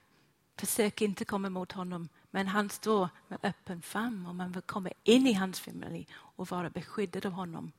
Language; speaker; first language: Swedish; non-native, fluent; English